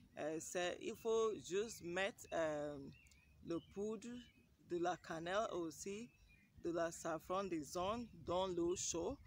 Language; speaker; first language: French; non-native, learner; English